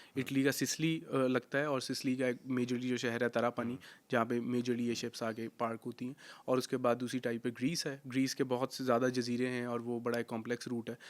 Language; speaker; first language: Hindi; non-native, local second language; Punjabi